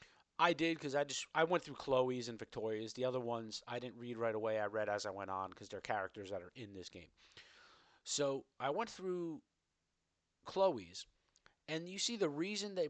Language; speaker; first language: English; native; English